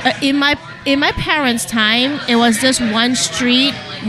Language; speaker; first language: English; non-native, local second language; Cantonese